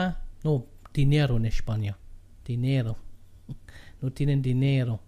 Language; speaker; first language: Spanish; non-native, learner; German